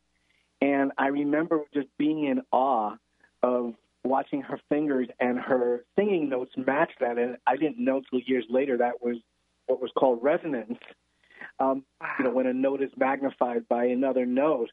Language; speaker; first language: English; native; English